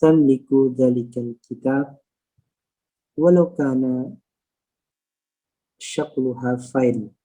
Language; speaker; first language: Arabic; non-native, fluent; Indonesian